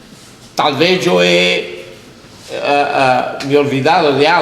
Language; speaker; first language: Spanish; non-native, learner; English